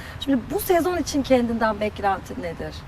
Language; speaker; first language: Turkish; native; Turkish